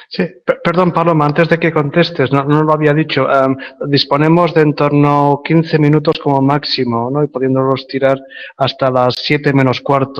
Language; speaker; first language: Spanish; native; Spanish